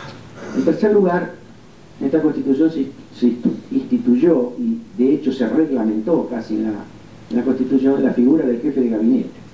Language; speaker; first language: Spanish; native; Spanish